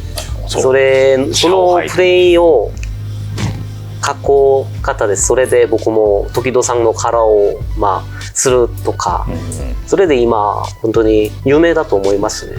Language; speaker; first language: Japanese; non-native, fluent; Korean